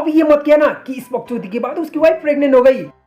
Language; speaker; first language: Hindi; native; Hindi